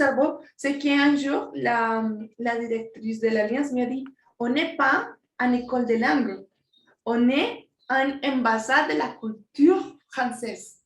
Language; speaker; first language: French; non-native, fluent; Spanish